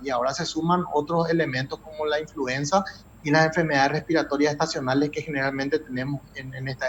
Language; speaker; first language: Spanish; native; Spanish